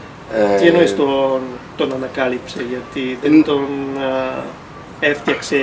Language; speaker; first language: Greek; non-native, fluent; Italian